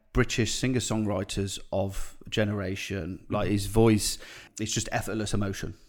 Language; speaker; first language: English; native; English